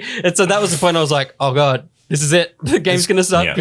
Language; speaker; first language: English; native; English